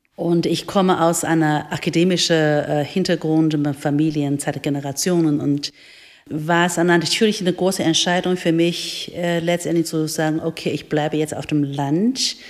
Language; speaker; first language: German; non-native, fluent; Chinese